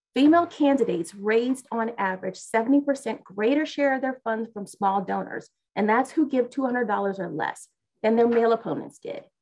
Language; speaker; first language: English; native; English